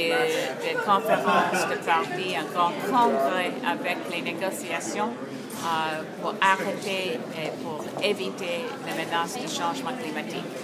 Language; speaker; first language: French; non-native, learner; English